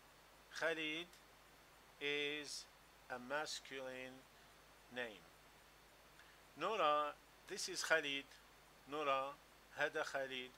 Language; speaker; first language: English; non-native, local second language; Arabic